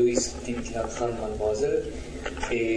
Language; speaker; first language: French; non-native, learner; Russian